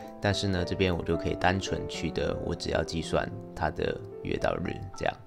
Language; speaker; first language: Chinese; native; Chinese